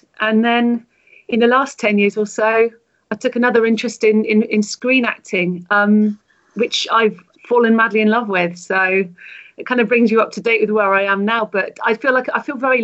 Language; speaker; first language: English; native; English